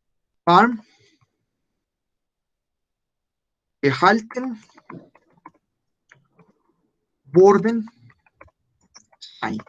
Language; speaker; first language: German; non-native, fluent; Spanish